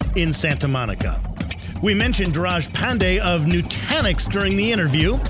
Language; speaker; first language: English; native; English